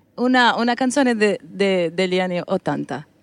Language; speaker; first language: Italian; non-native, learner; Portuguese